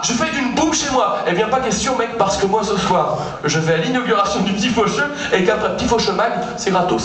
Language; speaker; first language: French; native; French